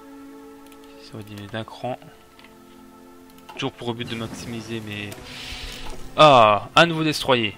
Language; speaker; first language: French; native; French